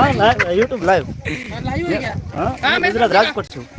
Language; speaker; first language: Hindi; non-native, local second language; Gujarati